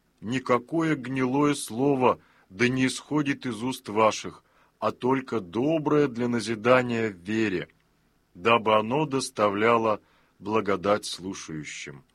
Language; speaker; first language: Russian; native; Russian